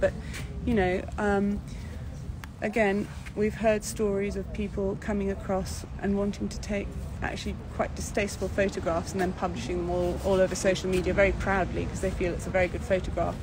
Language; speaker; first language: English; native; English